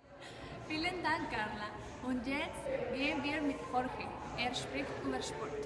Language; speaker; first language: German; non-native, learner; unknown